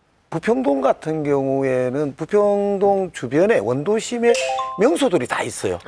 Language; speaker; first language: Korean; native; Korean